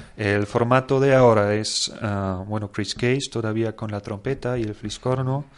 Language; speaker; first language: Spanish; non-native, fluent; German